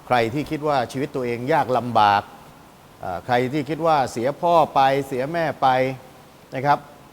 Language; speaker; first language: Thai; native; Thai